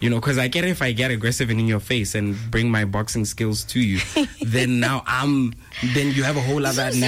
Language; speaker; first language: English; non-native, local second language; Tswana